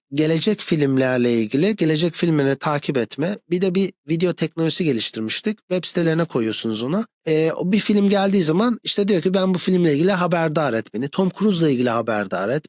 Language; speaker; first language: Turkish; early bilingual, other home language; English